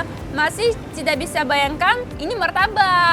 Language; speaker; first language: Indonesian; non-native, fluent; Russian